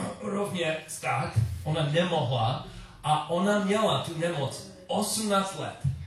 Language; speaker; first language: Czech; non-native, learner; English